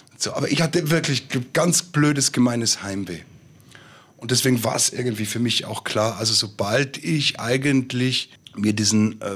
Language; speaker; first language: German; native; German